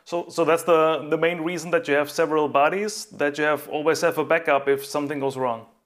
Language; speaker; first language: English; non-native, fluent; German